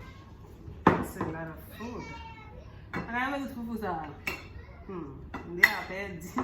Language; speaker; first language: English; non-native, learner; Haitian Creole